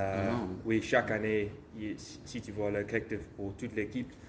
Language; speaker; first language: French; non-native, learner; English